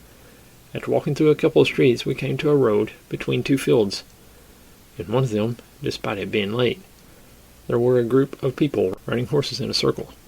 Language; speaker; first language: English; native; English